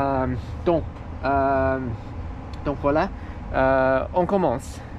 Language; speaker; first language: French; non-native, learner; English